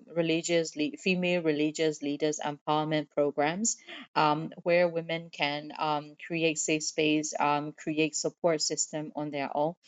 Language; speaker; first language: English; non-native, fluent; Burmese